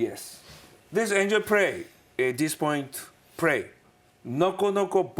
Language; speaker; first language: English; non-native, learner; Japanese